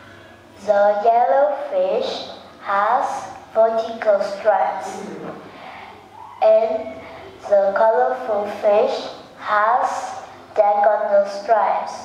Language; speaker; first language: English; non-native, learner; Vietnamese